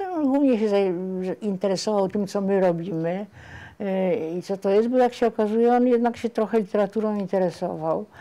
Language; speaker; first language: Polish; native; Polish